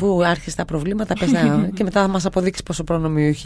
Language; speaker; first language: Greek; native; Greek